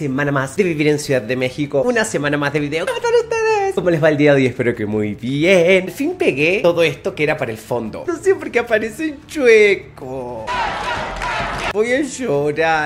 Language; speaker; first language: Spanish; native; Spanish